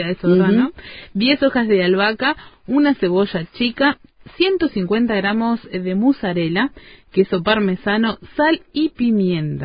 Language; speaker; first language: Spanish; native; Spanish